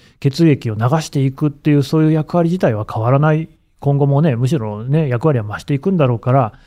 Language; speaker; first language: Japanese; native; Japanese